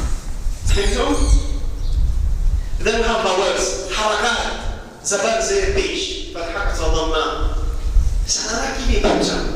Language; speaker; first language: Arabic; non-native, fluent; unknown